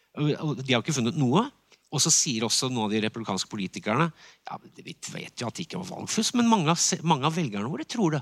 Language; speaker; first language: Norwegian; native; Norwegian